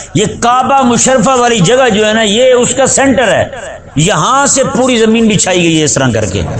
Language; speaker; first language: Urdu; non-native, local second language; Punjabi